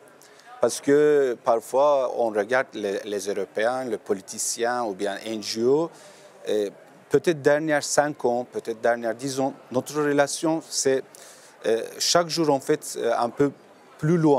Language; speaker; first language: French; non-native, learner; Turkish